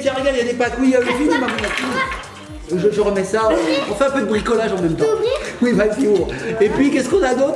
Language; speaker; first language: French; native; French